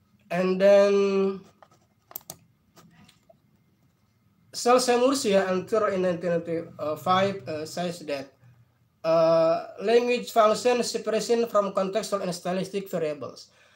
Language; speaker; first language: English; non-native, fluent; Indonesian